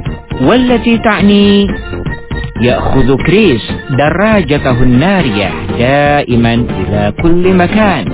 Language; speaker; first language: Arabic; non-native, fluent; Indonesian